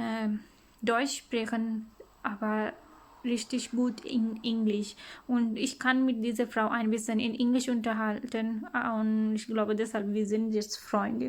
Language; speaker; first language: German; non-native, learner; Urdu